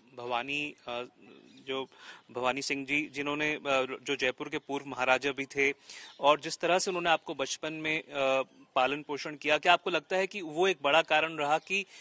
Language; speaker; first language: Hindi; native; Hindi